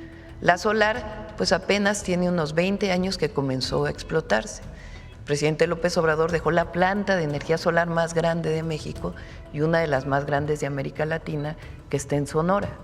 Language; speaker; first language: Spanish; native; Spanish